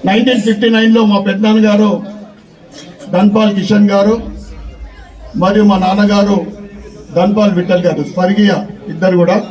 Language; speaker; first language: Telugu; native; Telugu